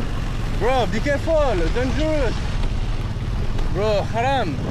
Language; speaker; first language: English; non-native, learner; French